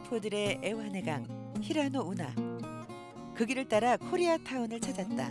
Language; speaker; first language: Korean; native; Korean